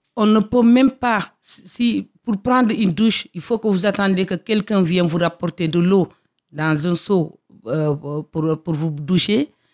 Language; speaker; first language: French; non-native, local second language; Fula